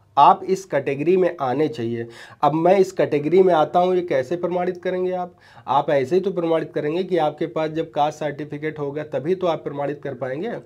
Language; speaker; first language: Hindi; native; Hindi